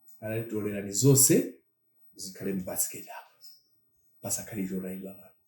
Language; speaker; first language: Nyanja; non-native, local second language; Tumbuka